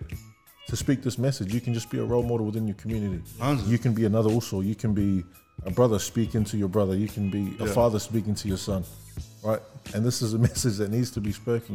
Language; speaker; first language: English; native; English